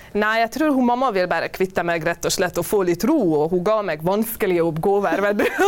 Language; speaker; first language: Norwegian; non-native, fluent; Hungarian